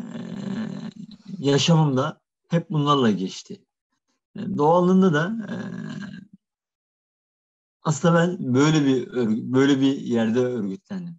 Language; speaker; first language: Turkish; native; Turkish